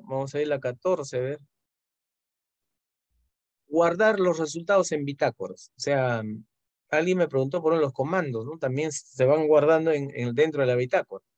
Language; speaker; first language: Spanish; native; Spanish